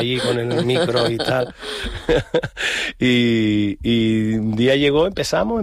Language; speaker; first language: Spanish; native; Spanish